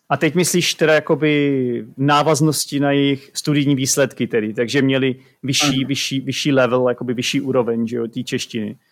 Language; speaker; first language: Czech; native; Czech